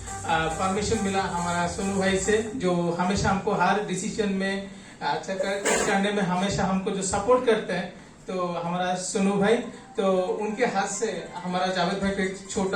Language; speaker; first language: Hindi; non-native, learner; Bangla